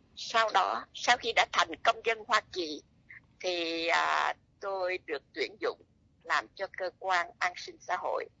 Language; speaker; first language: Vietnamese; native; Vietnamese